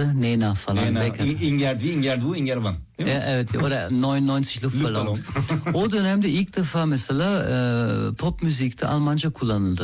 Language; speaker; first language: Turkish; non-native, fluent; German